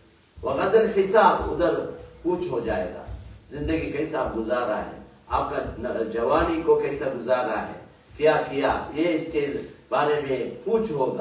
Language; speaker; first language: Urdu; non-native, fluent; Tamil